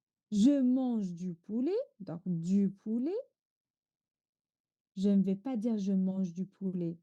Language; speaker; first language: French; non-native, fluent; Chinese